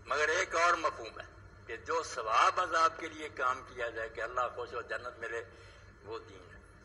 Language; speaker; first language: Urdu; non-native, local second language; Punjabi